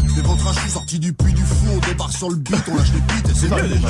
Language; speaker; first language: French; native; French